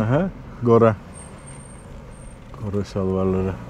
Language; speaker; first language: Turkish; native; Turkish